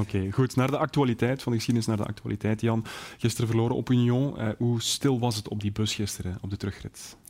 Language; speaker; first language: Dutch; native; Dutch